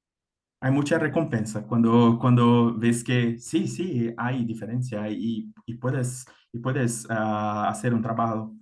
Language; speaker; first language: Spanish; non-native, fluent; Portuguese